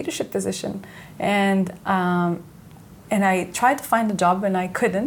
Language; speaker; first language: English; non-native, fluent; Hebrew